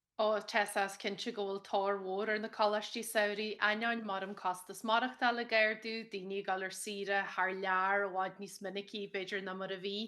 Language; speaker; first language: Irish; native; Irish